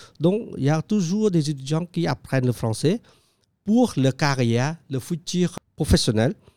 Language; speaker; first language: French; non-native, fluent; Khmer